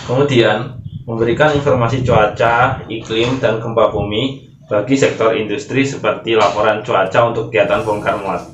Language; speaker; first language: Indonesian; native; Indonesian